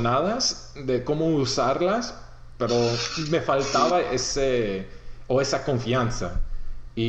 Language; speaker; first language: Spanish; non-native, fluent; English